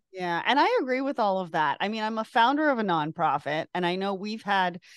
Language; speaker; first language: English; native; English